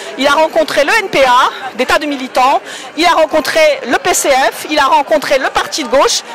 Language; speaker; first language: French; non-native, fluent; Polish